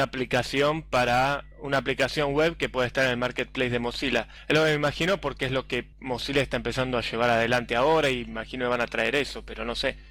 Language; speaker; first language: Spanish; native; Spanish